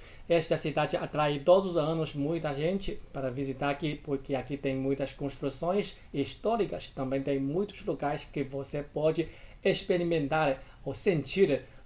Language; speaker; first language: Portuguese; non-native, fluent; Chinese